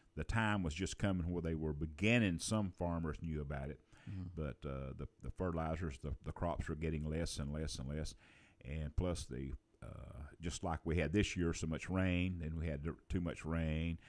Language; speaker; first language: English; native; English